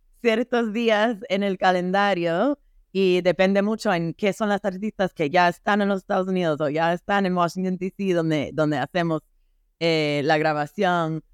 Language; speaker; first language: Spanish; non-native, fluent; English